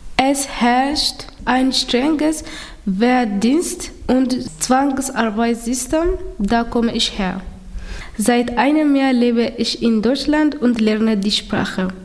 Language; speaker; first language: German; non-native, learner; Tigrinya